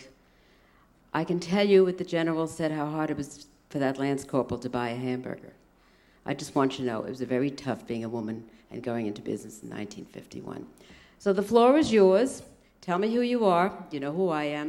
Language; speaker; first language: English; early bilingual, other home language; German